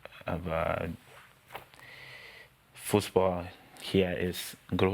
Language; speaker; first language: German; non-native, learner; English